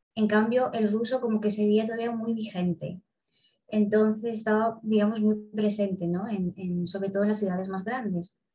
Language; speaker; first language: Spanish; early bilingual, other home language; Russian